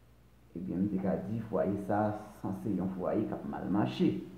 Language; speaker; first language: French; non-native, local second language; Haitian Creole